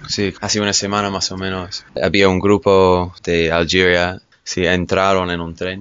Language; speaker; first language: Spanish; non-native, fluent; English